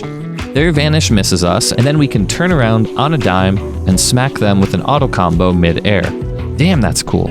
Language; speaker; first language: English; native; English